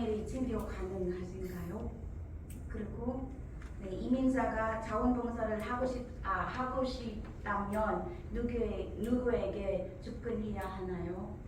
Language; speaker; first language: Korean; non-native, learner; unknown